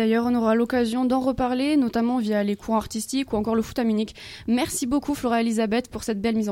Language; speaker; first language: French; native; French